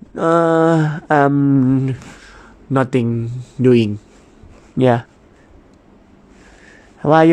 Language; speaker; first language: English; non-native, learner; Thai